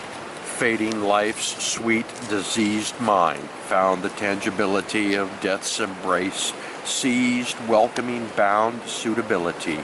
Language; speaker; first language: English; native; English